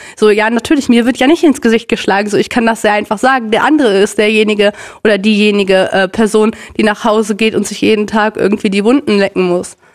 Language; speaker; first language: German; native; German